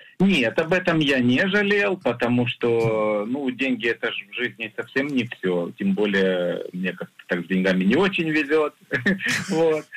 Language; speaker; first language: Russian; native; Russian